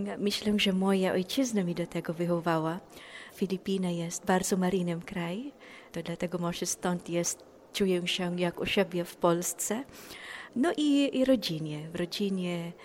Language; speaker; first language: Polish; non-native, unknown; Filipino